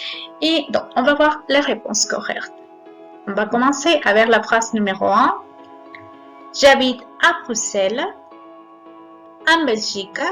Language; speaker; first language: French; non-native, fluent; Spanish